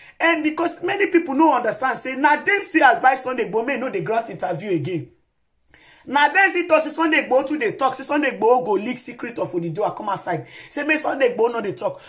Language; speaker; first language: Nigerian Pidgin; non-native, local second language; Yoruba